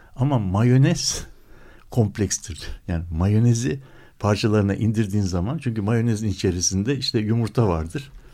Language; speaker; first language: Turkish; native; Turkish